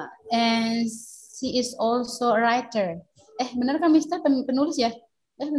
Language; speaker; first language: English; non-native, learner; Indonesian